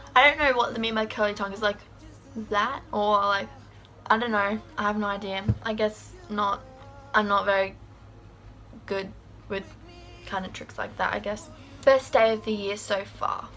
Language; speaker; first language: English; native; English